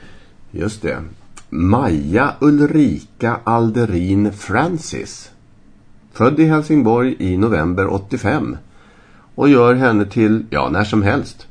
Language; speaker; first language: Swedish; native; Swedish